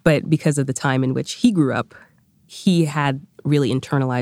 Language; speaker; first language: English; early bilingual, other home language; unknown